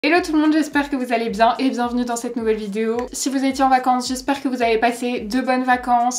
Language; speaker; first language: French; native; French